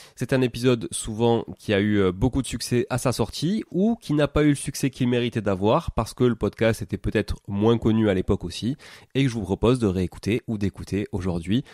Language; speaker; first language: French; native; French